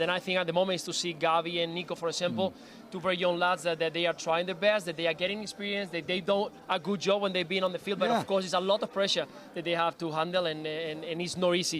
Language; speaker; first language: English; non-native, fluent; Spanish